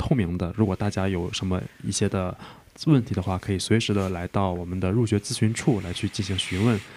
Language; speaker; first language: Chinese; early bilingual, heritage; Chinese